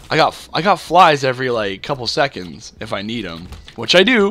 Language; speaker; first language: English; native; English